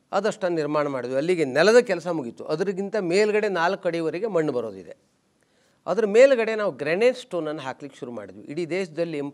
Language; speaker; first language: Kannada; native; Kannada